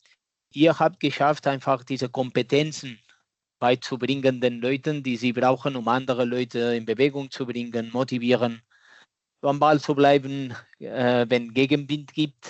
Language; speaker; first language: German; non-native, fluent; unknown